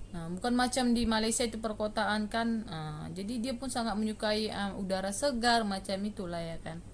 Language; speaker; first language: Indonesian; native; Indonesian